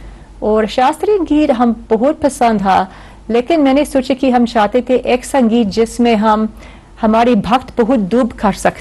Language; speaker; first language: Hindi; non-native, learner; English